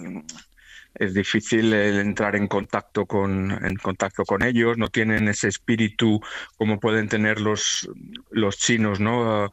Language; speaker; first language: Spanish; native; Spanish